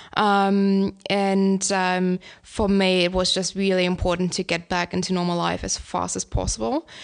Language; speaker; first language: English; non-native, fluent; German